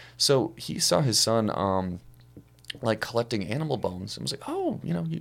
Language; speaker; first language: English; native; English